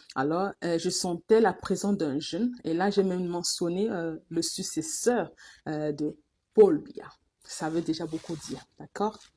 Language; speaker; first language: French; non-native, local second language; Duala